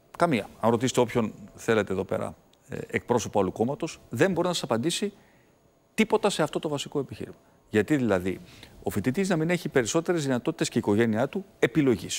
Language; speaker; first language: Greek; native; Greek